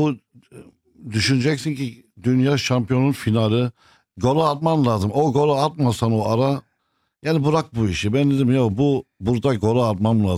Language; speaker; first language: Turkish; non-native, fluent; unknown